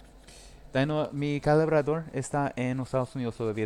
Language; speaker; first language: Spanish; non-native, learner; English